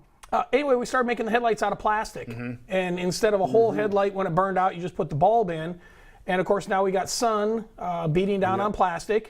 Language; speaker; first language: English; native; English